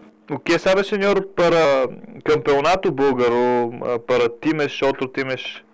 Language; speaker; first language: Portuguese; non-native, learner; Bulgarian